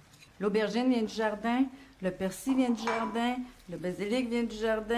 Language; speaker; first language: French; native; French